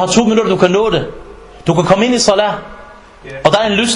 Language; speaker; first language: Danish; non-native, fluent; Arabic